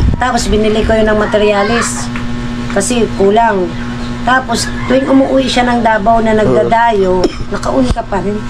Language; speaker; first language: Filipino; non-native, local second language; Cebuano